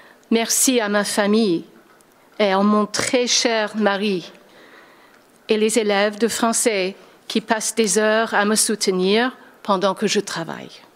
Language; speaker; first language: French; non-native, fluent; English